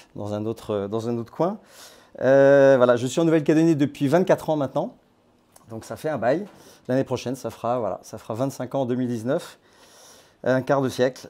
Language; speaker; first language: French; native; French